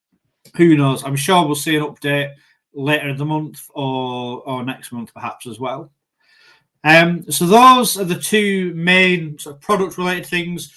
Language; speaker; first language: English; native; English